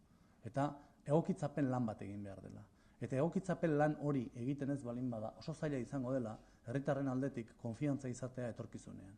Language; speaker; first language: Basque; native; Basque